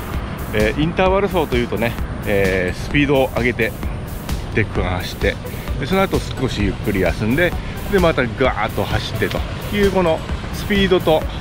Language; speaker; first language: Japanese; native; Japanese